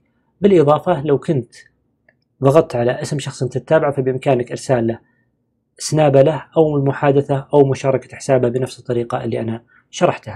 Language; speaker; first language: Arabic; native; Arabic